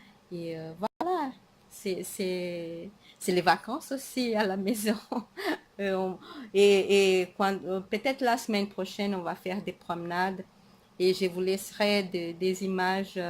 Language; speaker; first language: French; non-native, fluent; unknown